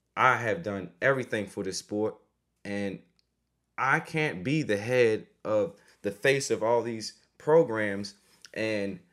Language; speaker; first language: English; native; English